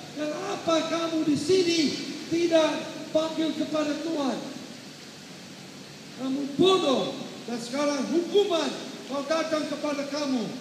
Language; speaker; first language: Indonesian; non-native, learner; English